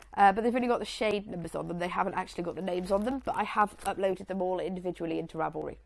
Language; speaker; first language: English; native; English